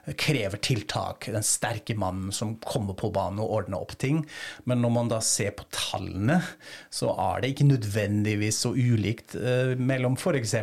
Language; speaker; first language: Norwegian; non-native, fluent; German